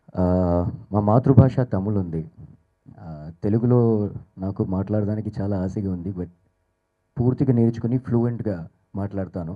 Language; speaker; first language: Telugu; non-native, learner; Tamil